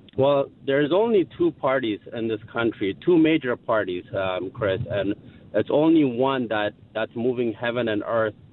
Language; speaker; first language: English; non-native, fluent; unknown